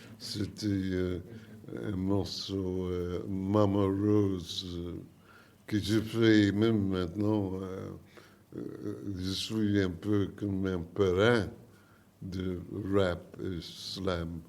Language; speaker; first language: French; non-native, learner; English